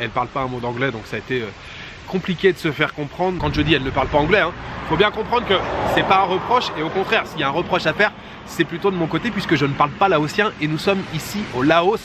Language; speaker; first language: French; native; French